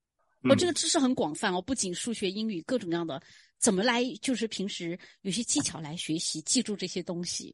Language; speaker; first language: Chinese; native; Chinese